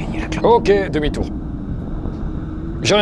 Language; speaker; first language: French; native; French